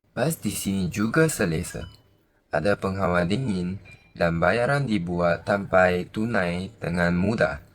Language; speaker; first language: Malay; non-native, local second language; Chinese